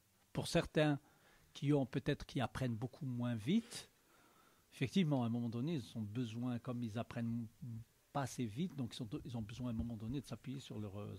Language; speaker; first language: French; native; French